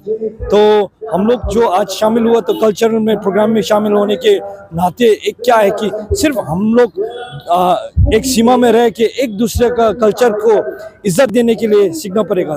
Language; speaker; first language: Hindi; non-native, fluent; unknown